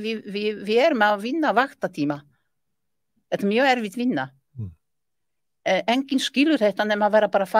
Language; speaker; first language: Icelandic; non-native, learner; Polish